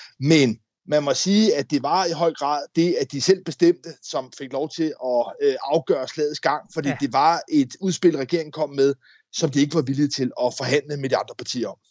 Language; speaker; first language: Danish; native; Danish